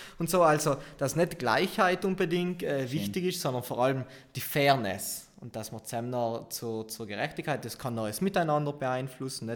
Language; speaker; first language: German; native; German